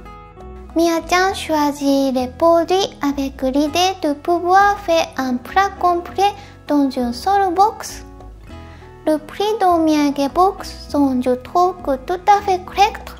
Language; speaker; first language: French; non-native, fluent; Japanese